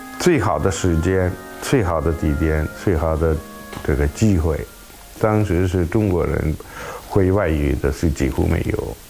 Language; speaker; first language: Chinese; non-native, fluent; Tamil